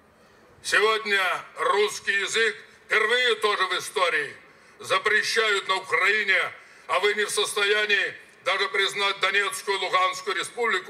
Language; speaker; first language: Russian; native; Russian